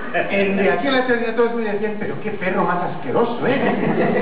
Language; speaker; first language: Spanish; native; Spanish